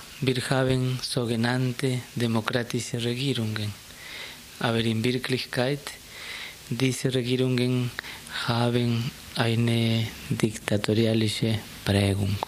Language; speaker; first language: German; non-native, fluent; Spanish